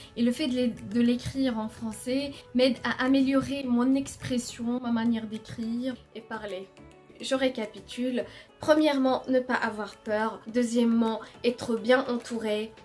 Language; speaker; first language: French; non-native, local second language; Arabic